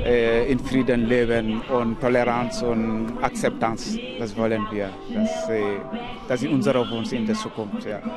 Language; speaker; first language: German; non-native, learner; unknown